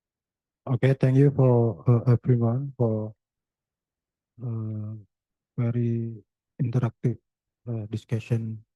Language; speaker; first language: English; non-native, learner; Indonesian